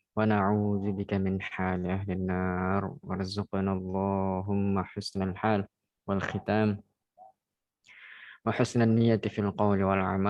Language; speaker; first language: Arabic; non-native, fluent; Indonesian